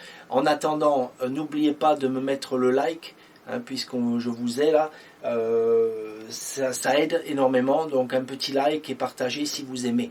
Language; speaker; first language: French; native; French